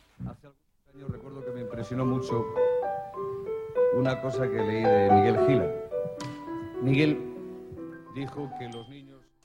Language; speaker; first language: Spanish; native; Spanish